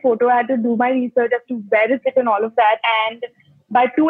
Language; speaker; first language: English; non-native, local second language; Hindi